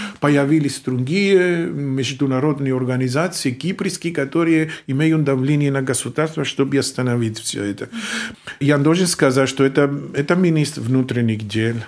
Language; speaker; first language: Russian; non-native, fluent; Greek